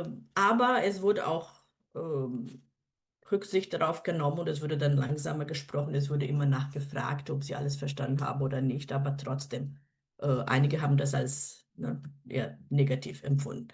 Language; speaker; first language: German; non-native, fluent; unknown